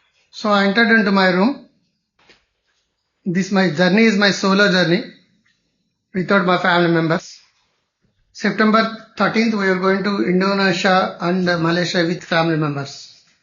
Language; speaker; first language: English; non-native, local second language; Telugu